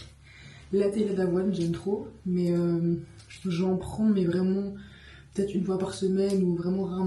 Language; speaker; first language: French; native; French